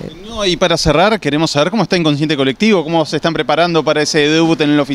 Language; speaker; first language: Spanish; native; Spanish